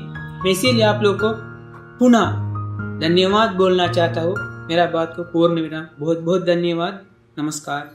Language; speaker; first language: Hindi; non-native, learner; Sinhala